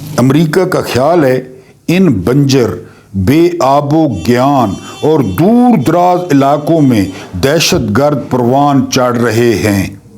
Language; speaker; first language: Urdu; non-native, local second language; Punjabi